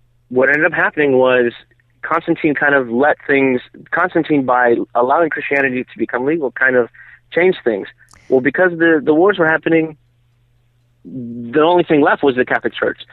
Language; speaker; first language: English; early bilingual, other home language; Spanish